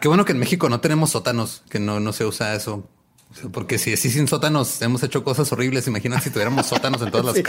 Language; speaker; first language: Spanish; native; Spanish